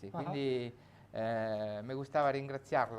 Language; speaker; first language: Spanish; non-native, learner; Italian